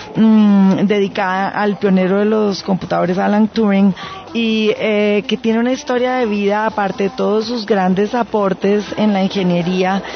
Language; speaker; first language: Spanish; native; Spanish